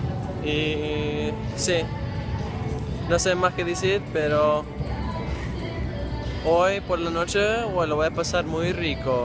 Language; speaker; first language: Spanish; early bilingual, heritage; Spanish